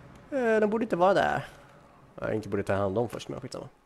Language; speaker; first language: Swedish; native; Swedish